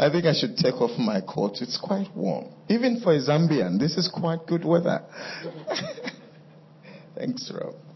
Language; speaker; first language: English; non-native, local second language; Bemba